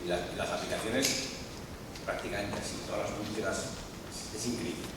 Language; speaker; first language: Spanish; native; Spanish